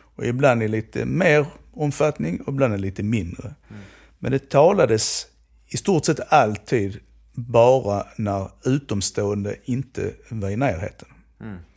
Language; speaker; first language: Swedish; native; Swedish